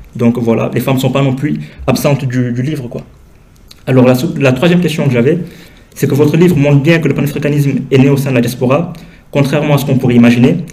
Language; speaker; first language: French; non-native, local second language; Wolof